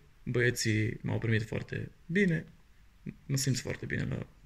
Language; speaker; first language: Romanian; non-native, fluent; Bulgarian